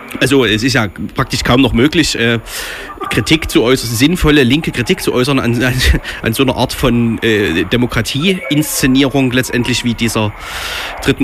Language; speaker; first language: German; native; German